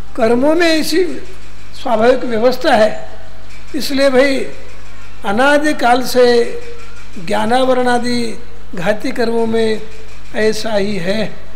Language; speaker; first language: Hindi; non-native, local second language; Kannada